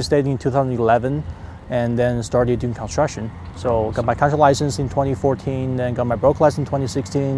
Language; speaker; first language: English; non-native, fluent; Chinese